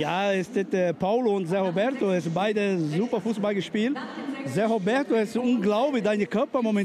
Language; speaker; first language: German; non-native, learner; Portuguese